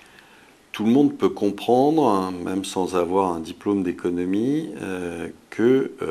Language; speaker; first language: French; native; French